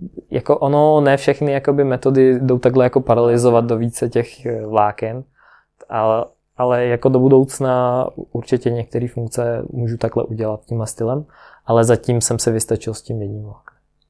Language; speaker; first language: Czech; non-native, fluent; Ukrainian